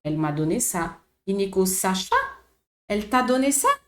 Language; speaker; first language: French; non-native, fluent; Portuguese